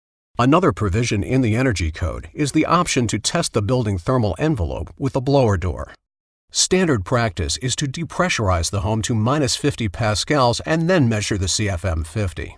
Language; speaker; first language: English; native; English